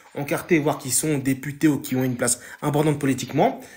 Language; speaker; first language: French; native; French